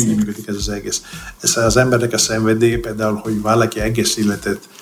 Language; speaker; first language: Hungarian; non-native, fluent; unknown